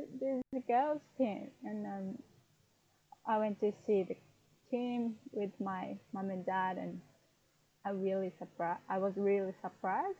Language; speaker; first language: English; non-native, fluent; Japanese